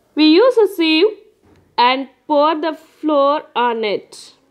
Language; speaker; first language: English; non-native, local second language; Tamil